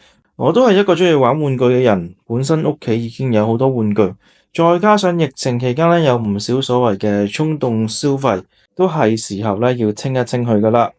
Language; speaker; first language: Cantonese; native; Cantonese